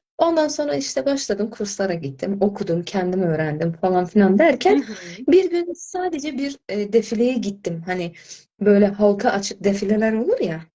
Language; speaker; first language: Turkish; non-native, fluent; Azerbaijani